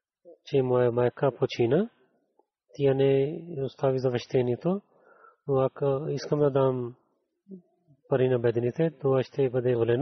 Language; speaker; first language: Bulgarian; non-native, learner; Urdu